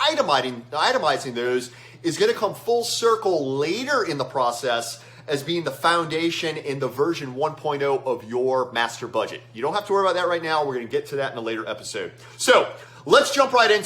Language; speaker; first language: English; native; English